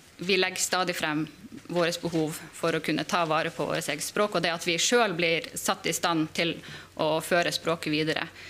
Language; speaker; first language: Norwegian; native; Norwegian